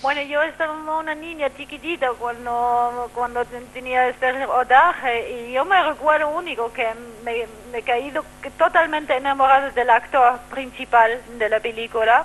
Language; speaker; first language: Spanish; non-native, fluent; German